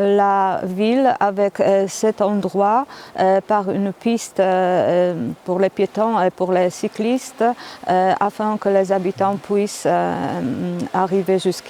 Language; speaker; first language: French; non-native, fluent; Polish